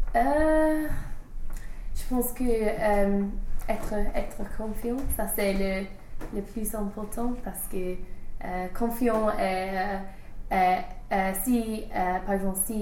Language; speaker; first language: French; non-native, learner; English